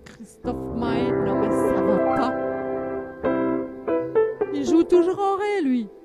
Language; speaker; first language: French; native; French